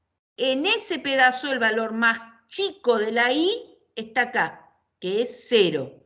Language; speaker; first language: Spanish; native; Spanish